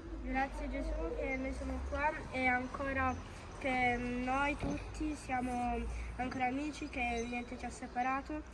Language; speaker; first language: Italian; early bilingual, other home language; Filipino